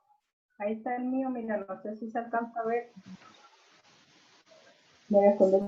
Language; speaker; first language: Spanish; native; Spanish